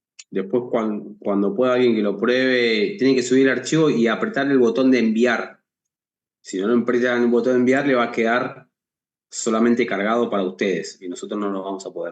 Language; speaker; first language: Spanish; native; Spanish